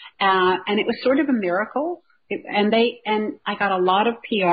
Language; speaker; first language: English; native; English